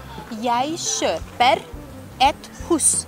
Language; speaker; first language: Norwegian; non-native, learner; Italian